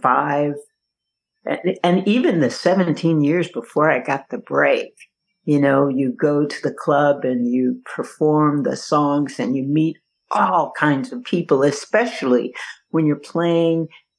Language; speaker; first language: English; native; English